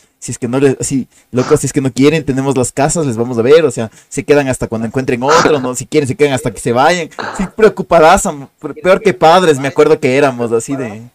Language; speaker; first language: Spanish; native; Spanish